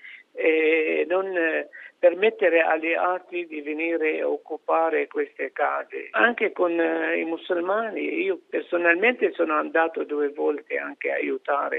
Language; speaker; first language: Italian; non-native, fluent; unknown